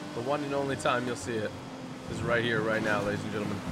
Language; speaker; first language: English; native; English